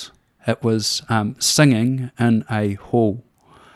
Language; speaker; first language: English; native; English